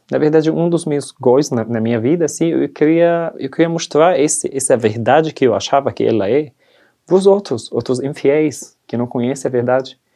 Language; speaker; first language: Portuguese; non-native, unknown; Arabic